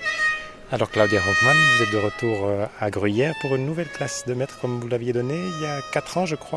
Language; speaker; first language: French; native; French